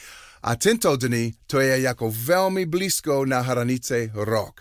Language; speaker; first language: Czech; non-native, learner; English